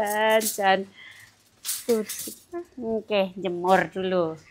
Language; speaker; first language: Indonesian; non-native, local second language; Javanese